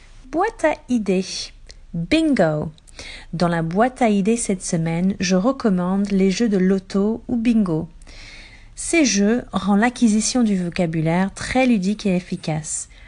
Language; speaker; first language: French; native; French